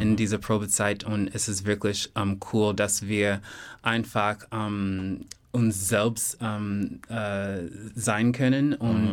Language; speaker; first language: German; non-native, learner; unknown